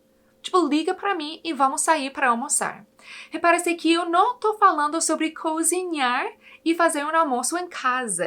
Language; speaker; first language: Portuguese; non-native, fluent; English